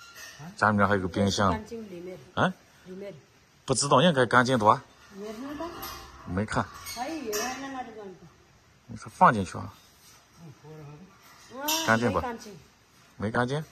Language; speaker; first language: Chinese; native; Chinese